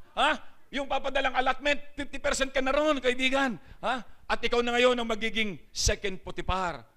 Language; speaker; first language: Filipino; native; Filipino